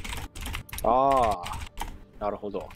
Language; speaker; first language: Japanese; native; Japanese